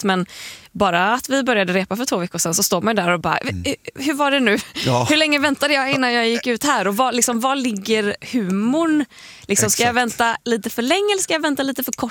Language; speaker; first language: Swedish; native; Swedish